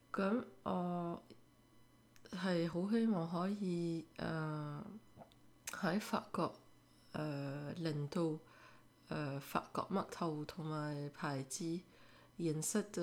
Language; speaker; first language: Cantonese; early bilingual, heritage; French